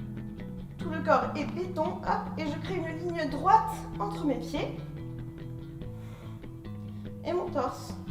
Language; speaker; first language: French; native; French